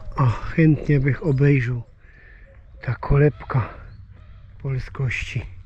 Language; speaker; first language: Polish; native; Polish